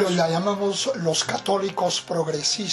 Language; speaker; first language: Spanish; non-native, fluent; Portuguese